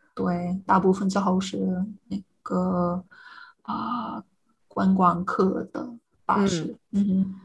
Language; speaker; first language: Chinese; non-native, fluent; English